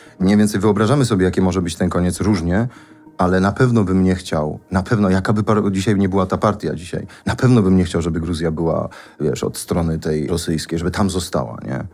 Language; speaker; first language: Polish; non-native, fluent; Georgian